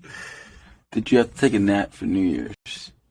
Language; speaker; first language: English; native; English